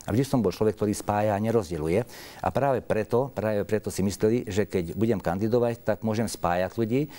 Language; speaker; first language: Slovak; non-native, local second language; Hungarian